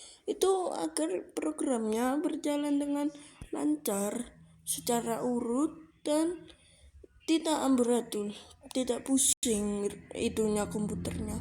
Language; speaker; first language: Indonesian; native; Indonesian